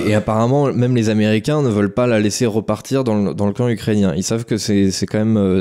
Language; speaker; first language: French; native; French